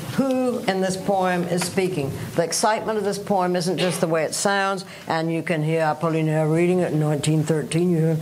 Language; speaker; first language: English; native; English